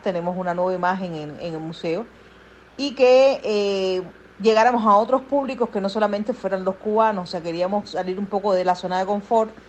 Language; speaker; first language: Spanish; native; Spanish